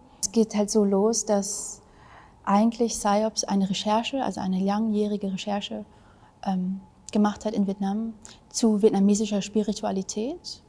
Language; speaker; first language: German; early bilingual, other home language; Vietnamese